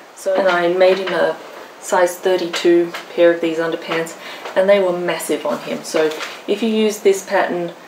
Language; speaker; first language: English; native; English